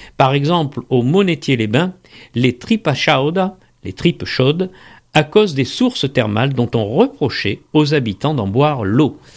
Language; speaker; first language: French; native; French